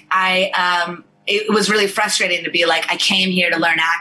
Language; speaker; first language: English; early bilingual, other home language; Persian